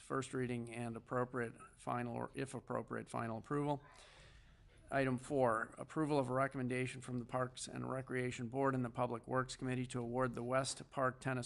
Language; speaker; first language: English; native; English